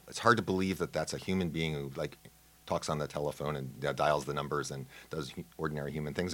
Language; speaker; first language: English; native; English